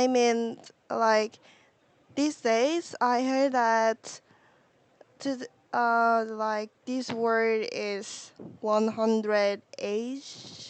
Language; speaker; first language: English; non-native, learner; Korean